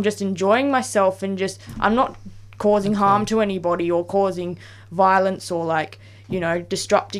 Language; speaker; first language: English; native; English